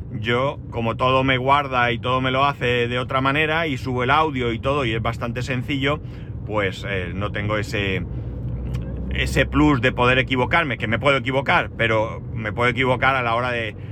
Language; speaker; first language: Spanish; native; Spanish